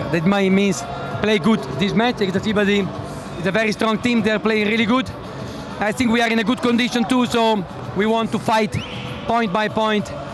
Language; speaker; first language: English; non-native, fluent; Italian